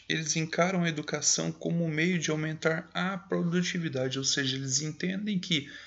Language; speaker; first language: Portuguese; native; Portuguese